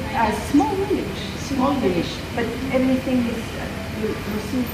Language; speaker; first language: English; non-native, fluent; French